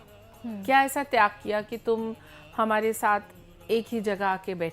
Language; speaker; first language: Hindi; native; Hindi